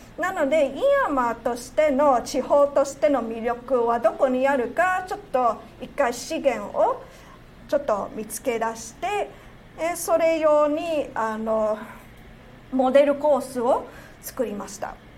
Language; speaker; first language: Japanese; non-native, fluent; Cantonese